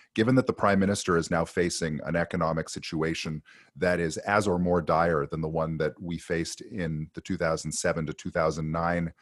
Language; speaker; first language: English; native; English